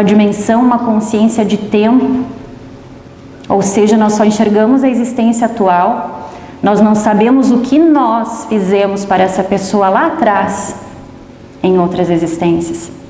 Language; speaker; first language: Portuguese; native; Portuguese